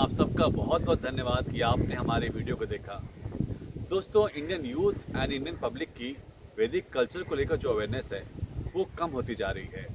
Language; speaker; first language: Hindi; native; Hindi